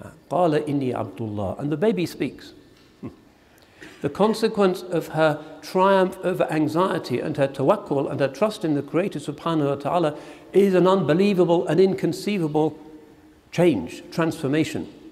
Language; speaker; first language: English; native; English